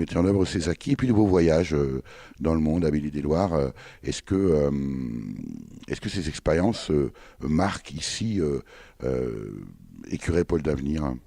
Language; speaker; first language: French; native; French